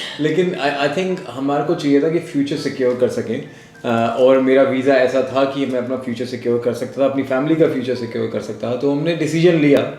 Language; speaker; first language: Hindi; native; Hindi